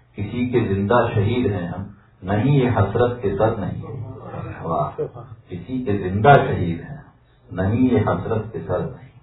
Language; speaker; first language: Urdu; native; Urdu